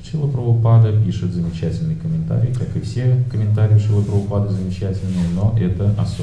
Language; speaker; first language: Russian; native; Russian